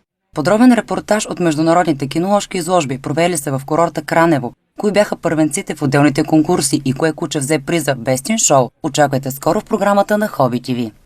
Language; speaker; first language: Bulgarian; native; Bulgarian